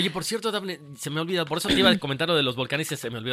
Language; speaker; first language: Spanish; native; Spanish